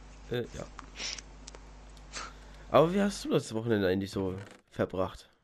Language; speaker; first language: German; native; German